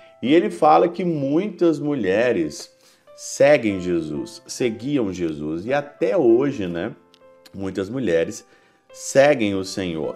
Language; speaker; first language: Portuguese; native; Portuguese